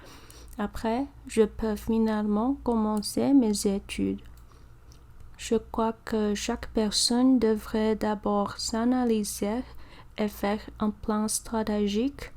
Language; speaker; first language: French; non-native, learner; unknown